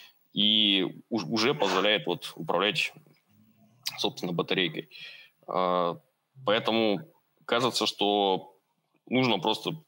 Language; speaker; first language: Russian; native; Russian